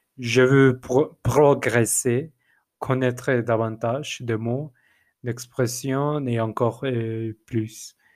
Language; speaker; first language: French; non-native, fluent; Spanish